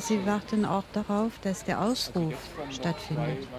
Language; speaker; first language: German; native; German